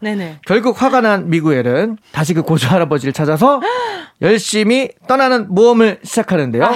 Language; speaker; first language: Korean; native; Korean